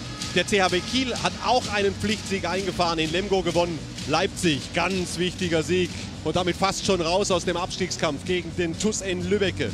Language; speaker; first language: German; native; German